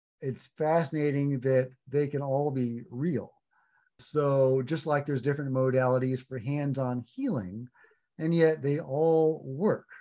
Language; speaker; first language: English; native; English